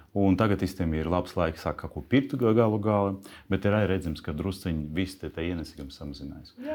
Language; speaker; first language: Latvian; non-native, local second language; Russian